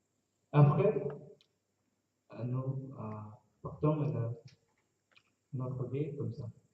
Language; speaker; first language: French; non-native, learner; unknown